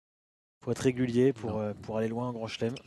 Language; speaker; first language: French; native; French